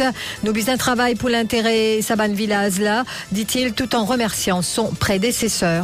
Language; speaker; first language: French; non-native, local second language; Morisyen